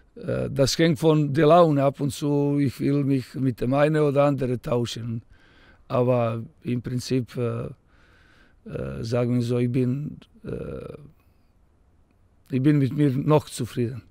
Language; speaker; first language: German; non-native, fluent; Serbian